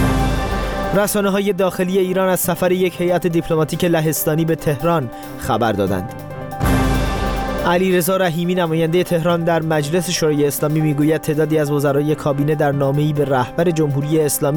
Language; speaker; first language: Persian; native; Persian